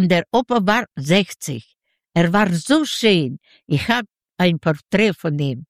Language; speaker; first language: German; non-native, learner; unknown